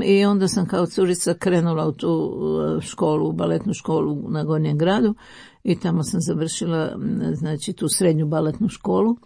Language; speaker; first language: Croatian; native; Croatian